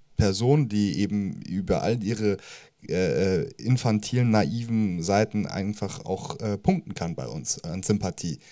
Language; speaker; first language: German; native; German